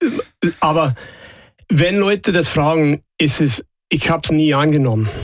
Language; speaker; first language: German; non-native, fluent; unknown